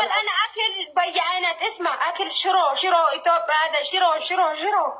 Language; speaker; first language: Arabic; non-native, learner; Oromo